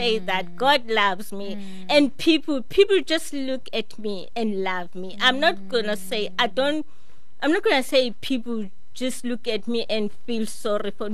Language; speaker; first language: English; non-native, fluent; Xhosa